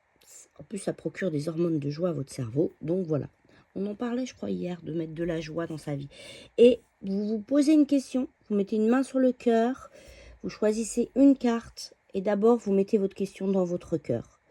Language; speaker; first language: French; native; French